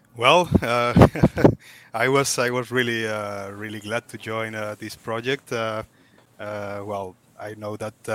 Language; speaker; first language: English; non-native, fluent; Spanish